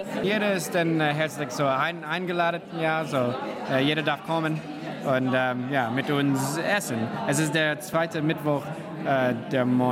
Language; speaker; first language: German; non-native, fluent; English